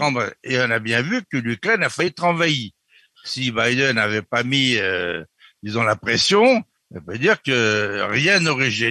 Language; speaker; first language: French; native; French